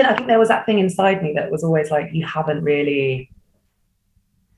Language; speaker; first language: English; native; English